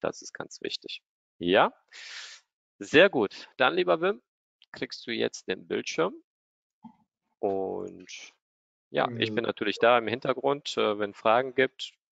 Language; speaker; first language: German; native; German